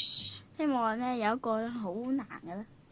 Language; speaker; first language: Chinese; native; Chinese